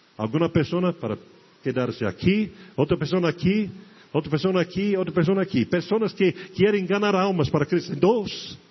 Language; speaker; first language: Portuguese; non-native, fluent; English